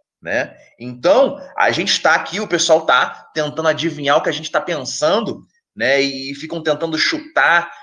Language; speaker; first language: Portuguese; native; Portuguese